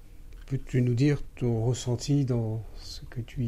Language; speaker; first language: French; native; French